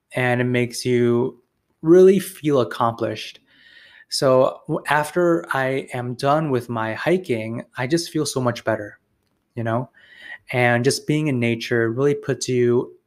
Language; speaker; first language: English; native; English